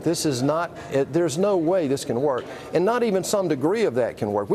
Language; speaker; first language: English; native; English